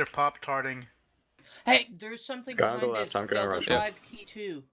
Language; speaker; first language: English; native; English